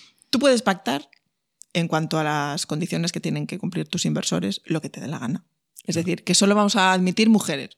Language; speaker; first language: Spanish; native; Spanish